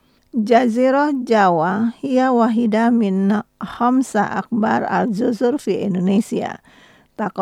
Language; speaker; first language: Arabic; non-native, fluent; Indonesian